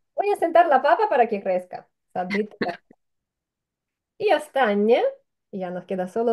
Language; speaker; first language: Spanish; non-native, fluent; Ukrainian